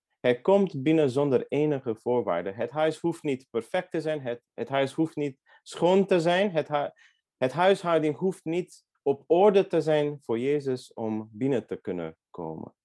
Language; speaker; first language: Dutch; non-native, fluent; Hungarian